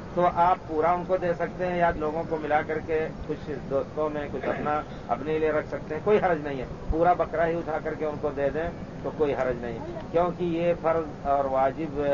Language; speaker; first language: Urdu; native; Urdu